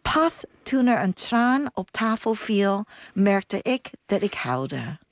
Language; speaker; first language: Dutch; non-native, fluent; Cantonese